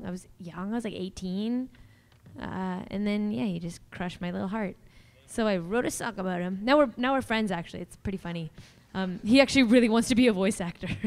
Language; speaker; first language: English; native; English